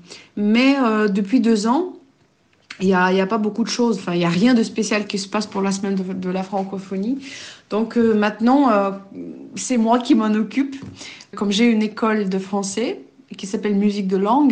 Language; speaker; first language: French; non-native, fluent; Ukrainian